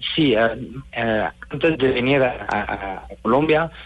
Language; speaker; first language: Spanish; non-native, learner; Dutch